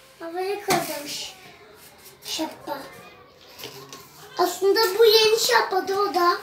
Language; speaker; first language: Turkish; early bilingual, heritage; Turkish